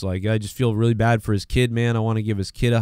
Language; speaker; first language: English; native; English